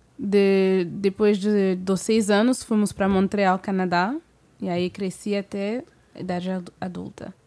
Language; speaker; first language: Portuguese; non-native, fluent; French